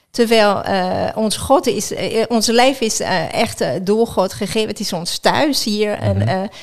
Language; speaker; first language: Dutch; non-native, fluent; French